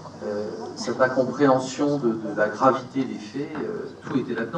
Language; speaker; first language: French; native; French